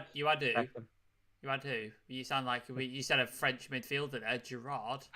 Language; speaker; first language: English; native; English